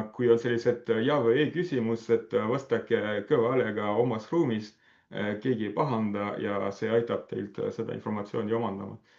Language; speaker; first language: Estonian; non-native, fluent; French